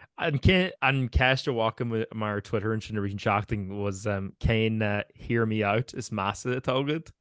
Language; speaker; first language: Irish; native; Irish